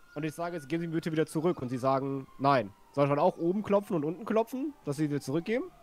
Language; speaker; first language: German; native; German